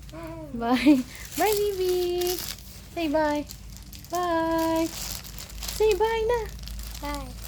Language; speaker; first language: Filipino; non-native, local second language; Cebuano